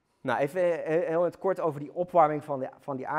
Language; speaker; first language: Dutch; native; Dutch